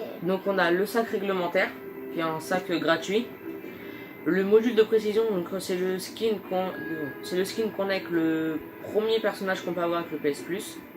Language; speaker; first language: French; native; French